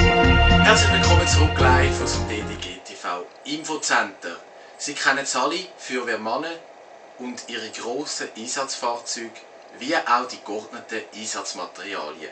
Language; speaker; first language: German; native; German